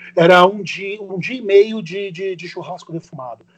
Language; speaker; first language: Portuguese; native; Portuguese